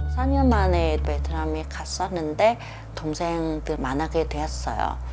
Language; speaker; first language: Korean; non-native, learner; Vietnamese